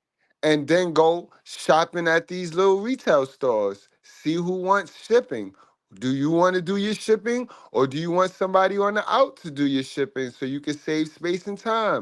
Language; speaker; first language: English; native; English